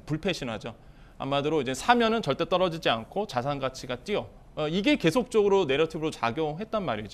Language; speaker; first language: Korean; native; Korean